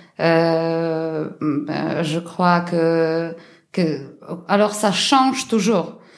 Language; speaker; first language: French; non-native, learner; Polish